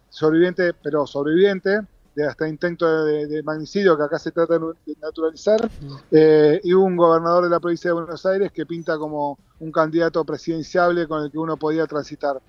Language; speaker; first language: Spanish; native; Spanish